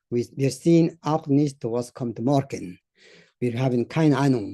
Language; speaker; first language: German; non-native, learner; Tibetan